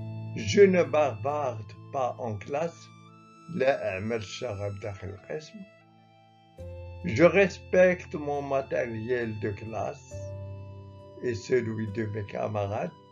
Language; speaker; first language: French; non-native, fluent; Arabic